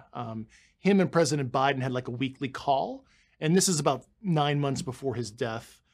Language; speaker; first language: English; native; English